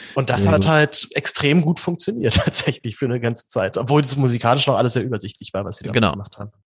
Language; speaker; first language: German; native; German